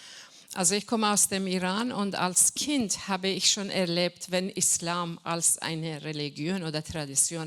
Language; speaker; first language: German; non-native, fluent; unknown